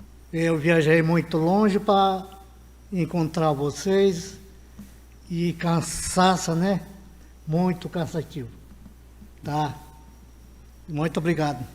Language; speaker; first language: Portuguese; non-native, local second language; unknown